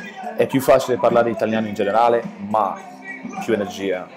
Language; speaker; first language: Italian; non-native, learner; English